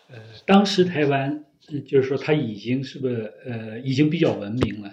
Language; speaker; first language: Chinese; native; Chinese